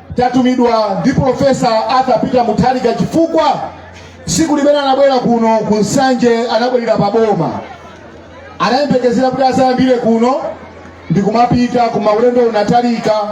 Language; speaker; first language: Nyanja; native; Nyanja